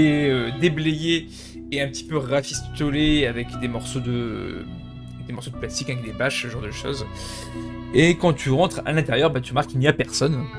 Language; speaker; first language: French; native; French